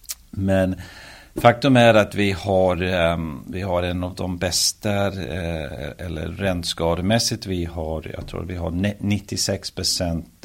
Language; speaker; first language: Swedish; early bilingual, heritage; Swedish